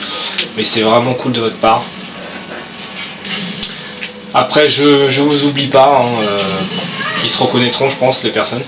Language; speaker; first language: French; native; French